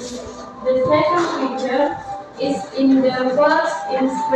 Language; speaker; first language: English; non-native, learner; Indonesian